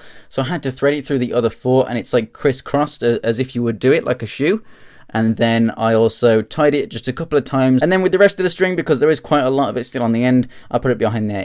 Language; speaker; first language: English; native; English